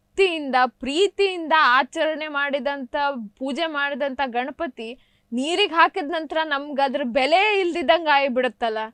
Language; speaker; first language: Kannada; native; Kannada